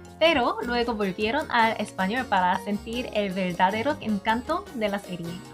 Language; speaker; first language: Spanish; non-native, learner; Korean